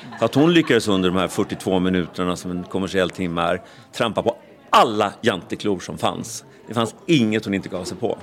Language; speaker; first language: Swedish; native; Swedish